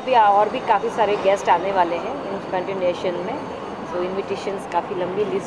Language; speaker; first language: Hindi; native; Hindi